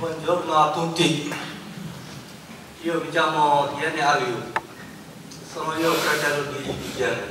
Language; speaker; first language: Italian; non-native, learner; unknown